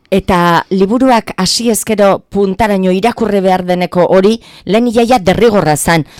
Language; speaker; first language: Basque; native; Basque